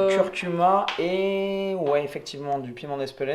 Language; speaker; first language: French; native; French